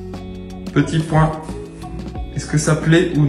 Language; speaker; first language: French; native; French